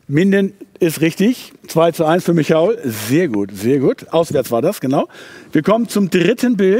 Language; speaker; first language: German; native; German